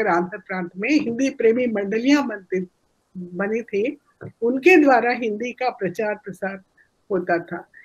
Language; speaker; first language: Hindi; non-native, local second language; Telugu